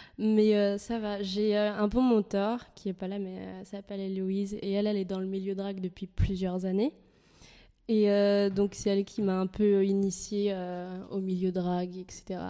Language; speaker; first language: French; non-native, fluent; Spanish